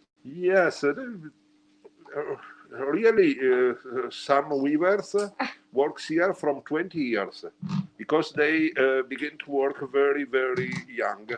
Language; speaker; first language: English; non-native, learner; Italian